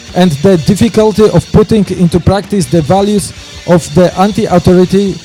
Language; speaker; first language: English; non-native, fluent; Polish